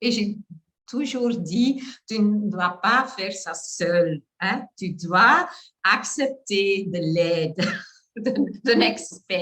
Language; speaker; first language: French; non-native, learner; Dutch